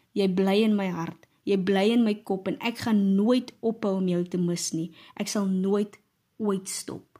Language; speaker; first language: Afrikaans; native; Afrikaans